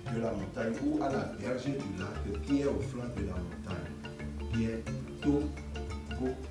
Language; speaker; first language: French; non-native, local second language; Ewe